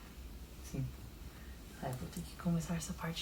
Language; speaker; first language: Portuguese; non-native, fluent; English